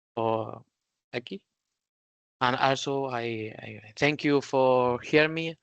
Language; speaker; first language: English; non-native, learner; Spanish